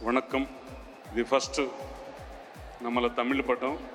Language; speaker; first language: Tamil; non-native, learner; Telugu